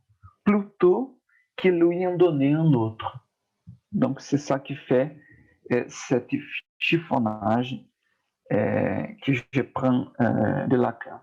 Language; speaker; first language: French; non-native, fluent; Portuguese